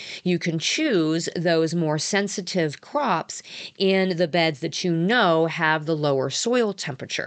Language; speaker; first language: English; native; English